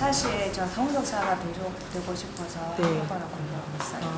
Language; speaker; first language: Korean; non-native, learner; Vietnamese